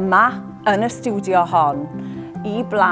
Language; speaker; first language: Welsh; native; Welsh